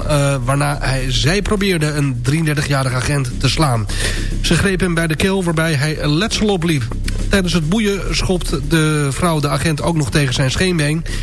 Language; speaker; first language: Dutch; native; Dutch